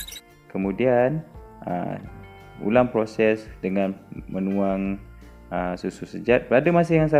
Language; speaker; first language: Malay; native; Malay